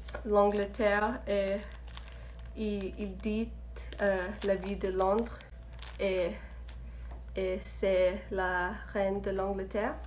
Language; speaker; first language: French; non-native, learner; English